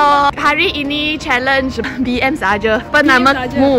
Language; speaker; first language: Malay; non-native, local second language; Chinese